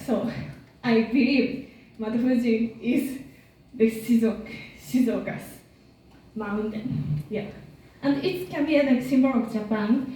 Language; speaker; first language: English; non-native, learner; Japanese